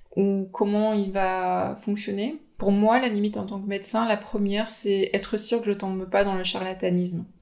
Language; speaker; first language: French; native; French